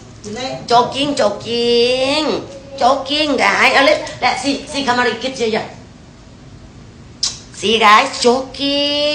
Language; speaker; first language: English; non-native, learner; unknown